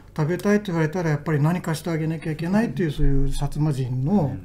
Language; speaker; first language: Japanese; native; Japanese